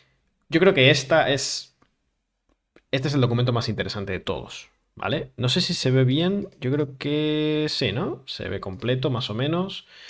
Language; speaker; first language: Spanish; native; Spanish